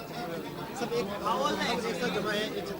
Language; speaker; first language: Hindi; native; Hindi